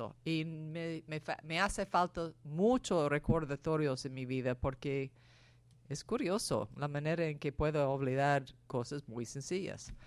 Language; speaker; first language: Spanish; non-native, fluent; English